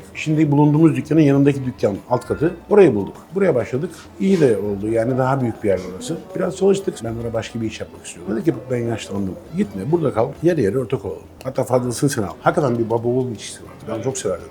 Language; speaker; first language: Turkish; native; Turkish